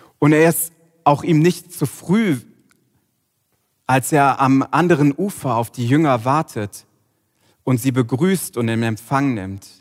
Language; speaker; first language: German; native; German